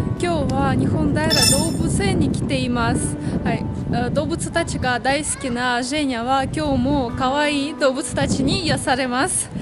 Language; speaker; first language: Japanese; non-native, fluent; Russian